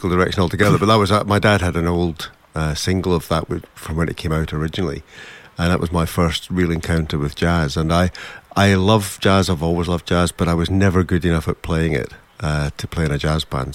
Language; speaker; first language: English; native; English